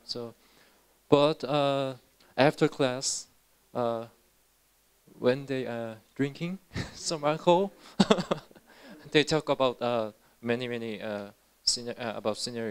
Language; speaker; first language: English; non-native, learner; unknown